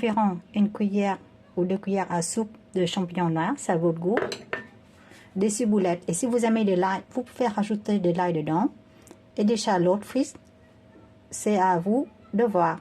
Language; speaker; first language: French; non-native, fluent; Vietnamese